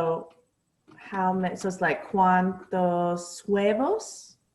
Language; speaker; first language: Spanish; non-native, learner; English